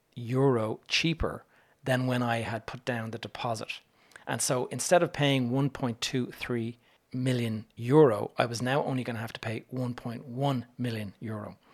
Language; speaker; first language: English; native; English